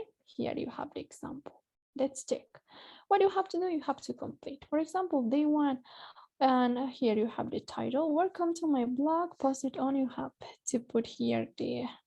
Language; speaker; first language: English; non-native, fluent; Spanish